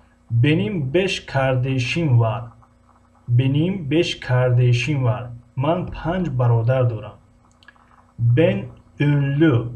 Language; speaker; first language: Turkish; non-native, fluent; Tajik